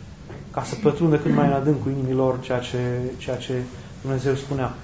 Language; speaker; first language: Romanian; native; Romanian